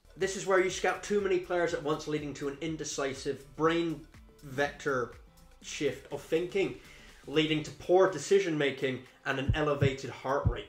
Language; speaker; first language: English; native; English